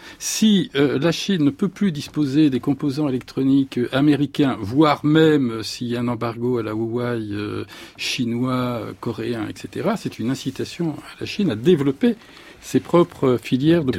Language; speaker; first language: French; native; French